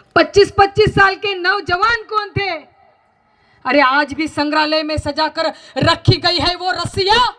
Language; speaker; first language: Hindi; non-native, local second language; Marathi